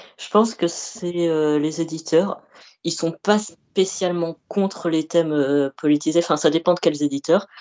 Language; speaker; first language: French; early bilingual, other home language; Arabic